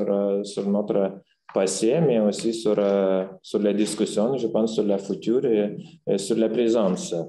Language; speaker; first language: French; non-native, fluent; Lithuanian